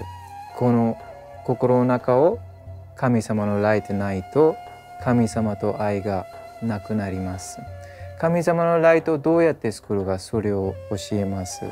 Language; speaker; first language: Japanese; non-native, learner; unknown